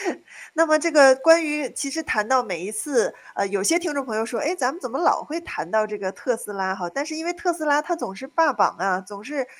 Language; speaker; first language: Chinese; native; Chinese